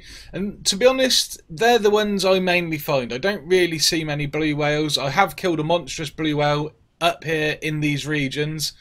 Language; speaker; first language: English; native; English